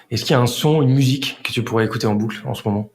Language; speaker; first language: French; native; French